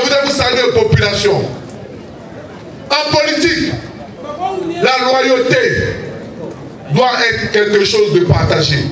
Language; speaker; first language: French; native; French